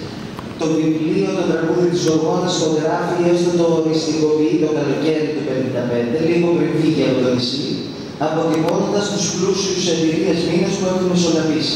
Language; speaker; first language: Greek; native; Greek